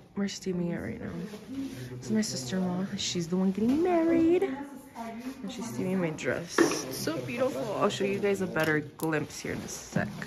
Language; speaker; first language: English; early bilingual, other home language; Spanish